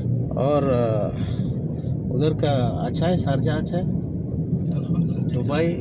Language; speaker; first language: Hindi; non-native, learner; Filipino